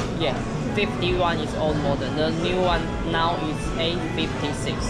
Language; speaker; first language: English; non-native, learner; Chinese